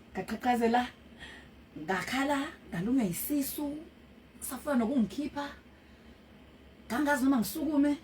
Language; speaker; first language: Zulu; native; Zulu